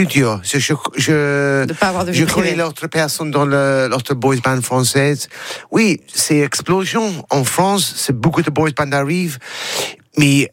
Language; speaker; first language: French; non-native, learner; English